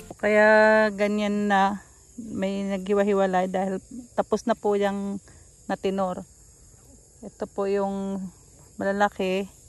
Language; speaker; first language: Filipino; non-native, local second language; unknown